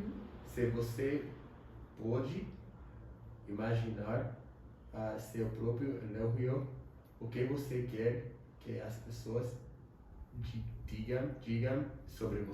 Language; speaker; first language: Portuguese; non-native, learner; English